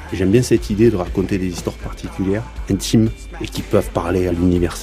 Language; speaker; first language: French; early bilingual, other home language; Arabic